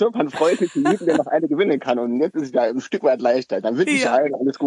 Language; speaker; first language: German; native; German